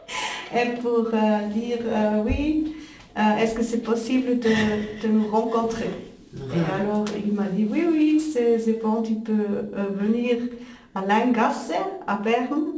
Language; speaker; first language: French; non-native, local second language; German